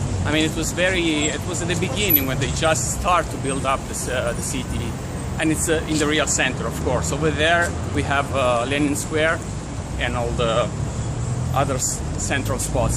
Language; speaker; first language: English; non-native, fluent; Italian